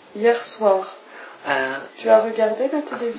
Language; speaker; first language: French; non-native, fluent; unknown